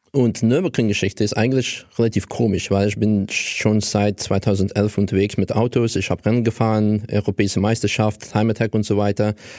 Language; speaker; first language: German; non-native, fluent; Russian